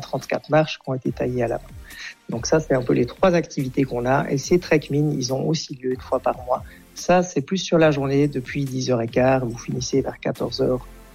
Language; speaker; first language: French; native; French